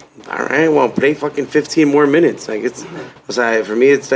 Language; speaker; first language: English; early bilingual, other home language; Spanish